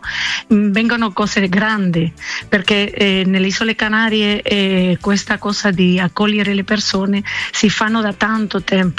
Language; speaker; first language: Italian; non-native, learner; Spanish